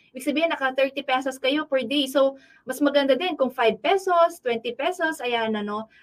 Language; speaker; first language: Filipino; non-native, local second language; Pampanga